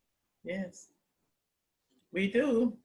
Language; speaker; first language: English; native; English